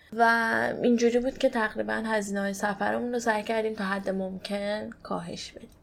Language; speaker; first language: Persian; native; Persian